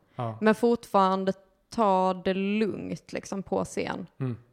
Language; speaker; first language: Swedish; native; Swedish